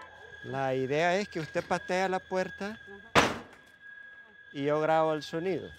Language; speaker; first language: Spanish; non-native, fluent; Dutch